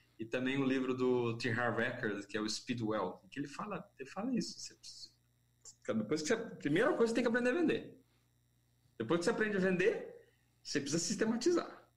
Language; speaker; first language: Portuguese; native; Portuguese